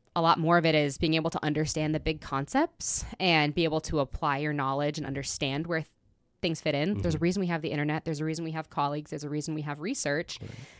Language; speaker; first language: English; native; English